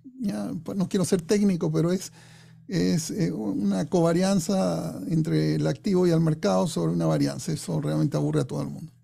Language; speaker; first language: Spanish; non-native, fluent; English